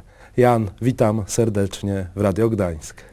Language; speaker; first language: Polish; native; Polish